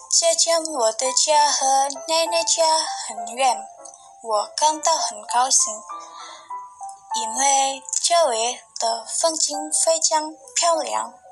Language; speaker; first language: Chinese; non-native, learner; Indonesian